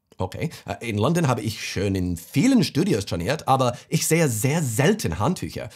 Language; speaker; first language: German; non-native, fluent; English